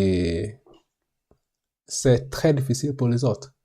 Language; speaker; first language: French; non-native, learner; English